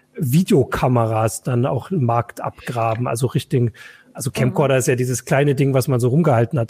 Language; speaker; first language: German; native; German